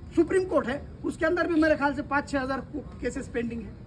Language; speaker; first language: Hindi; non-native, local second language; Marathi